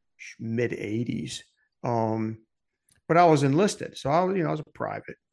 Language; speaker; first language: English; early bilingual, other home language; French